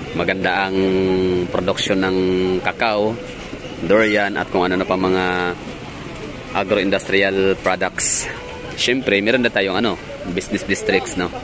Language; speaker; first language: Filipino; non-native, local second language; Cebuano